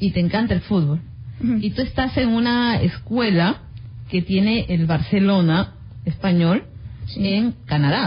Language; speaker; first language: Spanish; native; Spanish